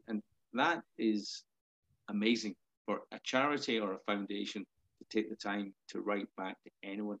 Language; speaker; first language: English; native; English